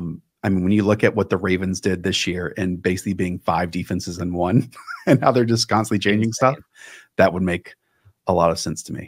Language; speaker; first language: English; native; English